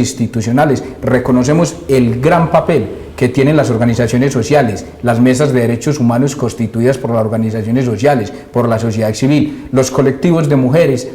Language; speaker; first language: Spanish; native; Spanish